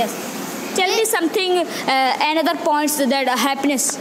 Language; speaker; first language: English; non-native, learner; Hindi